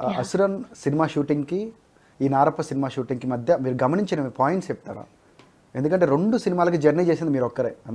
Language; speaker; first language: Telugu; native; Telugu